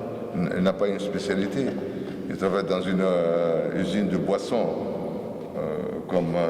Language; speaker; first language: French; non-native, learner; Arabic